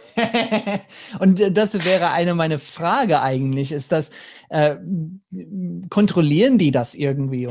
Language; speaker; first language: German; non-native, learner; English